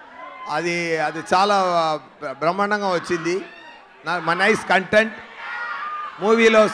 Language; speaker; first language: Telugu; non-native, local second language; Tamil